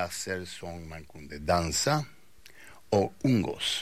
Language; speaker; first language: Swedish; non-native, fluent; Spanish